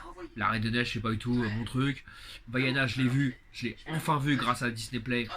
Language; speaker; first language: French; native; French